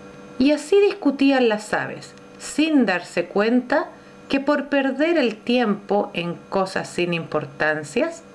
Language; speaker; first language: Spanish; native; Spanish